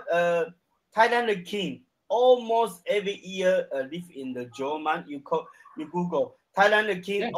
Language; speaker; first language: English; non-native, learner; Chinese